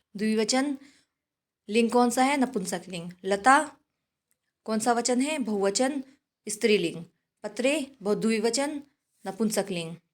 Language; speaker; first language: Hindi; native; Hindi